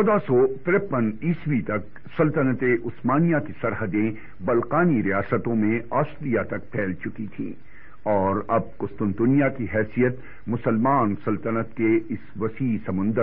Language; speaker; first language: Urdu; native; Urdu